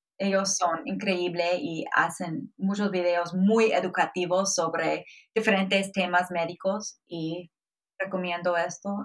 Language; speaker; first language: Spanish; non-native, fluent; English